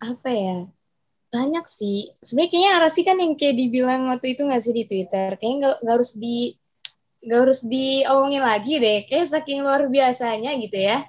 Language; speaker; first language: Indonesian; native; Indonesian